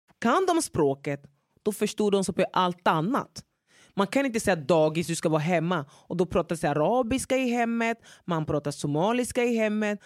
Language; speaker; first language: Swedish; non-native, fluent; French